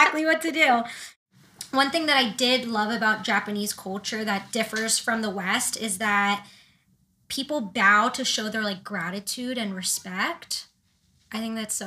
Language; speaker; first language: English; native; English